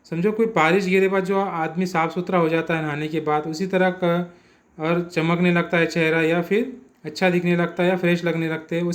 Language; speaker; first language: Hindi; non-native, local second language; Marathi